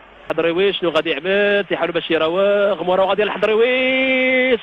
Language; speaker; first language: Arabic; native; Arabic